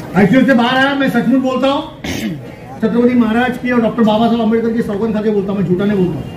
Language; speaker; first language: Hindi; non-native, local second language; Marathi